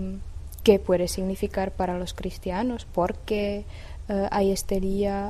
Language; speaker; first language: Spanish; non-native, fluent; Czech